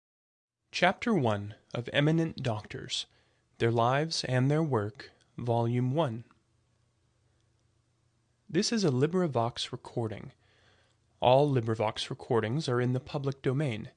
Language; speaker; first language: English; native; English